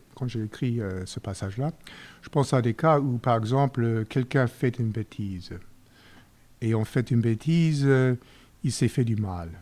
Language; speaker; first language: French; non-native, fluent; English